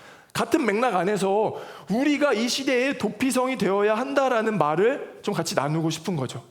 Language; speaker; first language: Korean; native; Korean